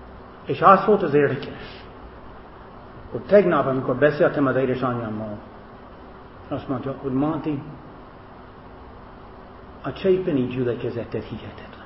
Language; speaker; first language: Hungarian; non-native, fluent; English